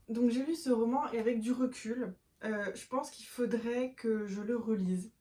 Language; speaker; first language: French; native; French